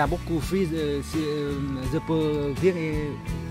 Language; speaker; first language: French; non-native, learner; Vietnamese